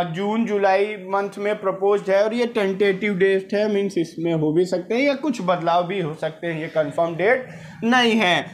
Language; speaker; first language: Hindi; native; Hindi